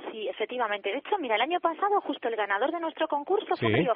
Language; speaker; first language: Spanish; native; Spanish